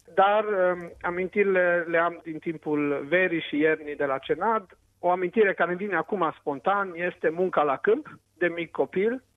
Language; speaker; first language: Romanian; non-native, local second language; Serbian